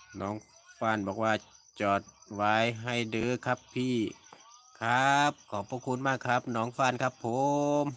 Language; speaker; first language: Thai; native; Thai